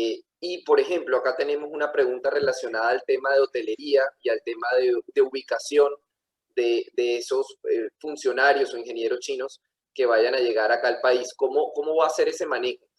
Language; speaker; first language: Spanish; native; Spanish